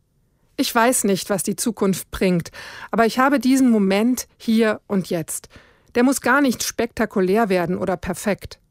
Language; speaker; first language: German; native; German